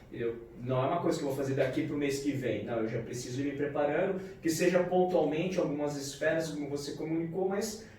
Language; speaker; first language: Portuguese; native; Portuguese